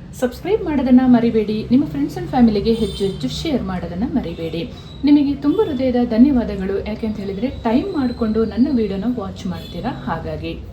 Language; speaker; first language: Kannada; non-native, local second language; Kodava